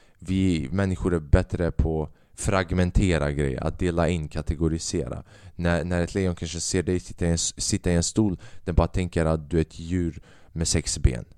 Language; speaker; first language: Swedish; native; Swedish